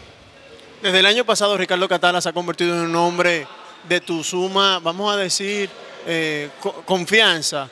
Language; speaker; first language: Spanish; native; Spanish